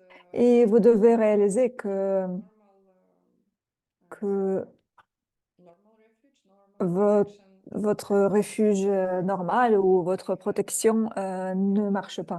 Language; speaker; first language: French; non-native, fluent; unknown